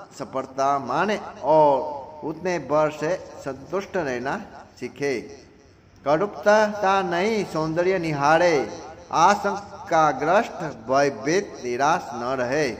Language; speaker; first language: Hindi; non-native, local second language; Gujarati